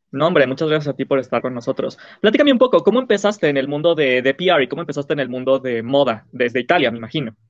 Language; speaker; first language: Spanish; native; Spanish